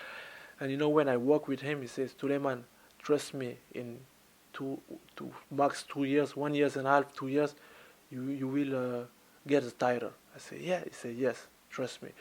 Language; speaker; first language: English; non-native, learner; French